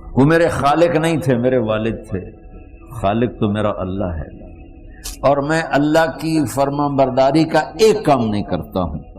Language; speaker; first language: Urdu; non-native, local second language; Punjabi